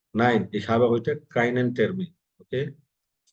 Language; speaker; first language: German; non-native, fluent; Hindi